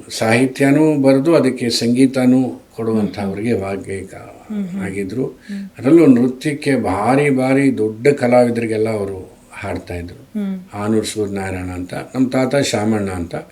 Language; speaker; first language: Kannada; non-native, local second language; Telugu